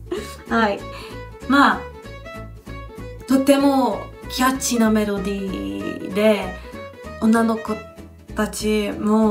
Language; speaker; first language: Japanese; non-native, fluent; Hungarian